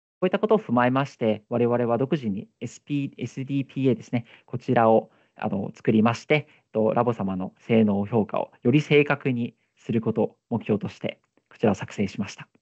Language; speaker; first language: Japanese; native; Japanese